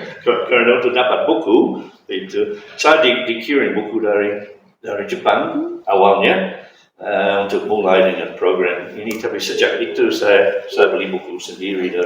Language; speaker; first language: Indonesian; non-native, fluent; English